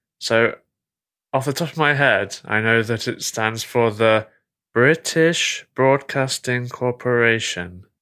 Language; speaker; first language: English; native; English